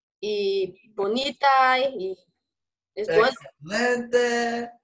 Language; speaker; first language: Spanish; non-native, learner; English